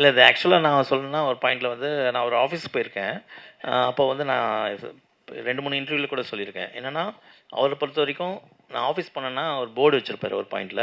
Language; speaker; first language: Tamil; native; Tamil